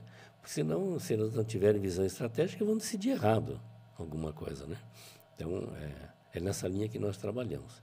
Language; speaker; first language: Portuguese; native; Portuguese